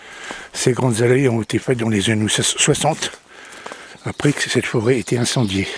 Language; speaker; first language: French; native; French